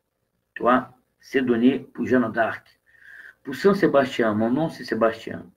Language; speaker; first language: French; non-native, learner; Portuguese